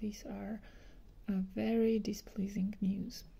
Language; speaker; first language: English; non-native, fluent; Georgian